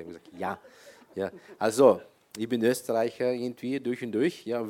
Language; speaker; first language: German; non-native, fluent; Kyrgyz